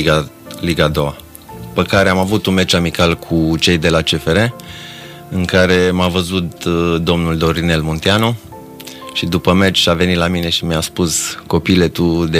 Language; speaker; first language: Romanian; native; Romanian